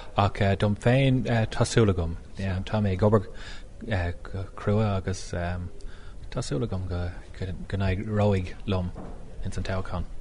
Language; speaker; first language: Irish; non-native, local second language; English